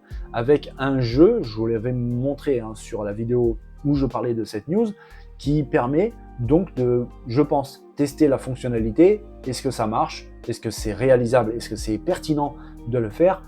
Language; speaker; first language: French; native; French